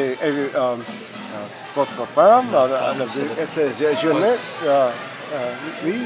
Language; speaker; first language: French; non-native, learner; English